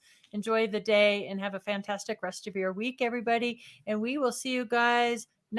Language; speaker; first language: English; native; English